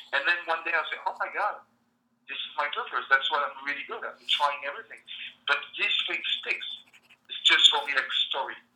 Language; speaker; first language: English; non-native, fluent; French